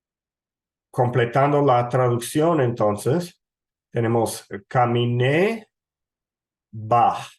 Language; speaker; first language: Spanish; non-native, fluent; English